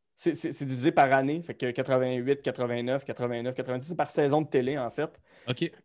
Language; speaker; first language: French; native; French